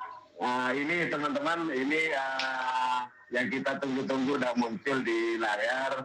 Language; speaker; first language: Indonesian; non-native, local second language; Madurese